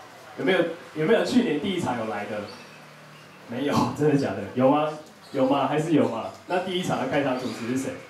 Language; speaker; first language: Chinese; native; Chinese